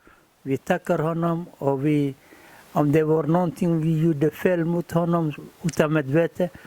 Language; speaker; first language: Swedish; non-native, fluent; Somali